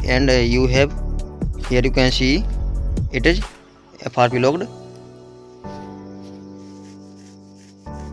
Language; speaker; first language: English; non-native, local second language; Hindi